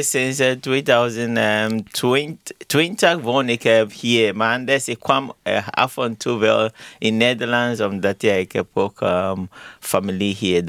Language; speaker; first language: Dutch; non-native, learner; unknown